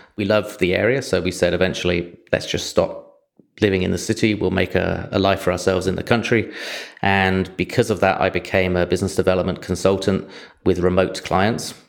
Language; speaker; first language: English; native; English